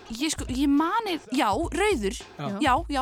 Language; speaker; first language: Icelandic; native; Icelandic